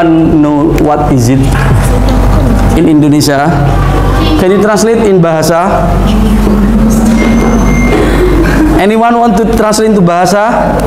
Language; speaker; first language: English; non-native, fluent; Indonesian